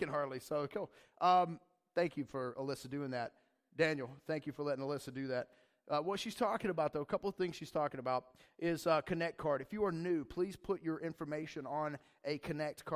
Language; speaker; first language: English; native; English